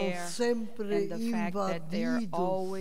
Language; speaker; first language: Portuguese; non-native, fluent; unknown